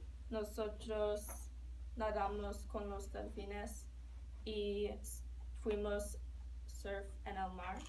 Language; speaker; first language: Spanish; non-native, learner; English